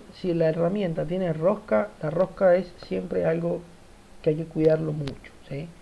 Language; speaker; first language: Spanish; native; Spanish